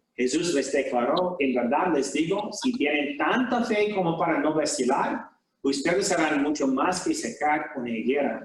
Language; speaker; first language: Spanish; non-native, fluent; English